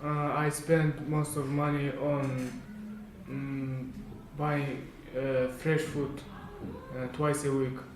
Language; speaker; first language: English; non-native, learner; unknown